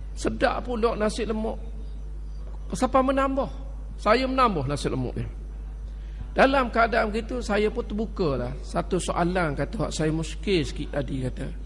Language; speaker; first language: Malay; native; Malay